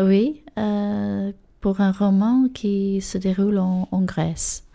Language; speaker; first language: French; non-native, learner; English